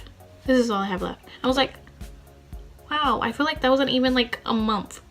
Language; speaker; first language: English; native; English